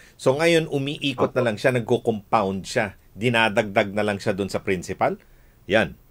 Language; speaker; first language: Filipino; native; Filipino